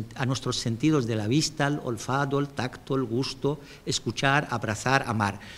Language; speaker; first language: Spanish; non-native, fluent; Arabic